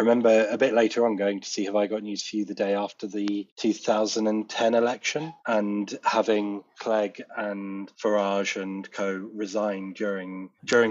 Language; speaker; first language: English; native; English